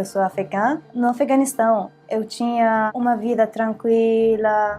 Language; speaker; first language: Portuguese; non-native, learner; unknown